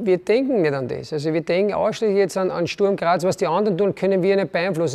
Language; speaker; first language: German; native; German